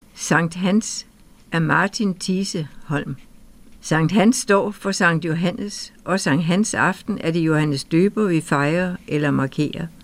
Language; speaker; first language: Danish; native; Danish